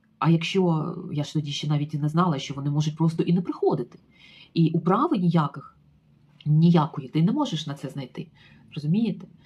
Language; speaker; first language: Ukrainian; native; Ukrainian